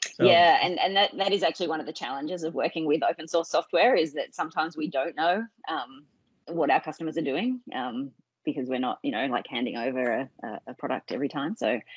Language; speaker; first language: English; native; English